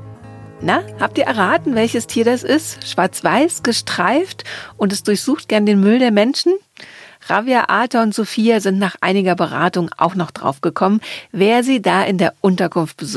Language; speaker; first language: German; native; German